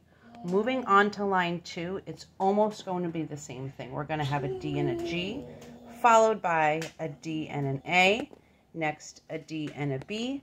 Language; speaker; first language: English; native; English